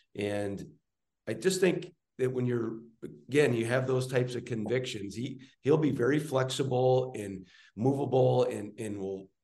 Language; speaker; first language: English; native; English